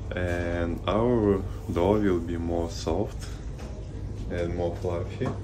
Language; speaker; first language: English; non-native, learner; Russian